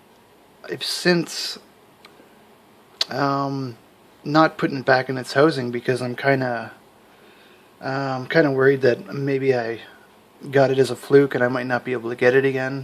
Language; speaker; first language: English; native; English